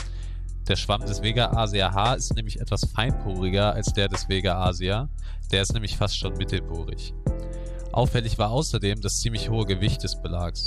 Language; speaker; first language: German; native; German